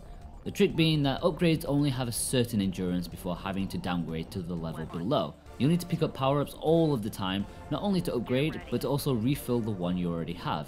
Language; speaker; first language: English; native; English